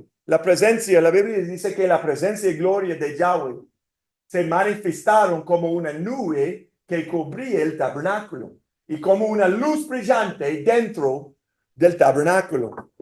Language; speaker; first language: Spanish; non-native, fluent; English